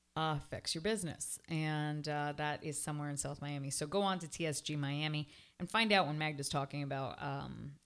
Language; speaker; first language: English; native; English